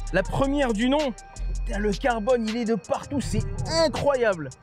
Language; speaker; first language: French; native; French